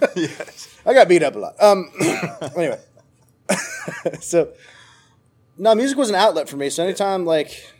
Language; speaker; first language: English; native; English